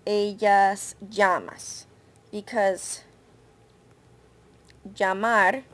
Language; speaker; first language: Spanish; non-native, fluent; English